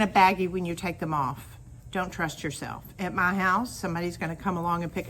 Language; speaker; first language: English; native; English